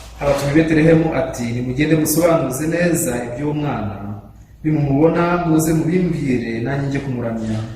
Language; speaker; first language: Kinyarwanda; native; Kinyarwanda